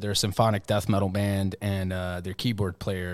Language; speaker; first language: English; early bilingual, other home language; Spanish